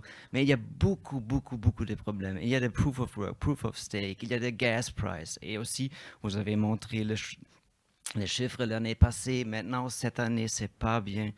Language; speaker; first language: French; non-native, fluent; German